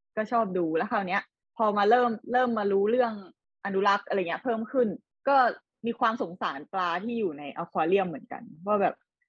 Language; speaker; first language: Thai; native; Thai